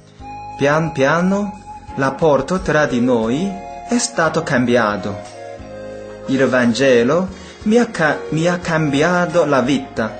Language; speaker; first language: Italian; non-native, fluent; Chinese